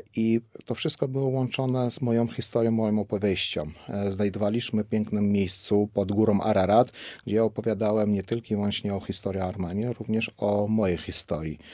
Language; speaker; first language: Polish; non-native, fluent; Armenian